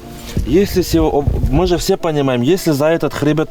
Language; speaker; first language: Russian; native; Russian